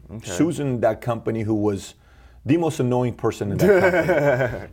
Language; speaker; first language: English; early bilingual, other home language; Persian